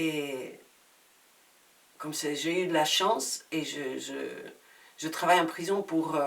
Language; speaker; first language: French; non-native, fluent; Spanish